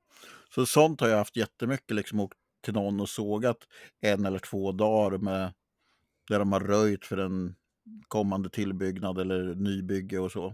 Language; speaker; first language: Swedish; native; Swedish